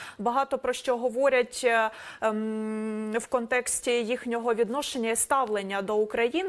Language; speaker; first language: Ukrainian; native; Ukrainian